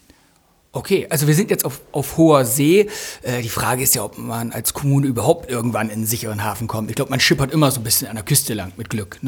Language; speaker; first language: German; native; German